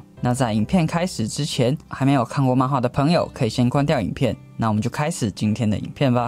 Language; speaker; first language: Chinese; native; Chinese